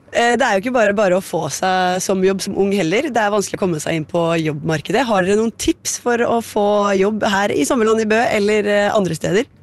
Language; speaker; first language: Norwegian; native; Norwegian